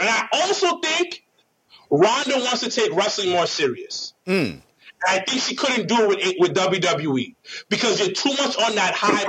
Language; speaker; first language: English; native; English